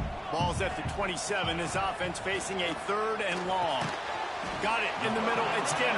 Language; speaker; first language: English; native; English